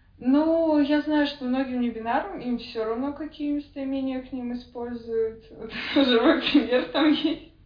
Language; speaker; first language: Russian; native; Russian